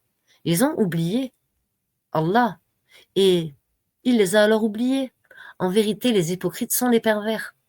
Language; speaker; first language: French; native; French